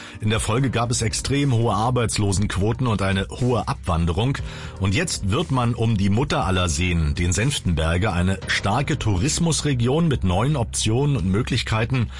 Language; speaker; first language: German; native; German